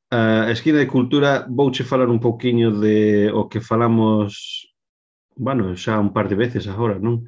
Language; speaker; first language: Galician; non-native, local second language; Spanish